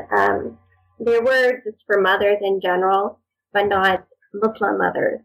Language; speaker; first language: English; native; English